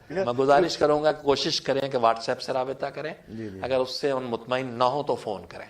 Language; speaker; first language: Urdu; native; Urdu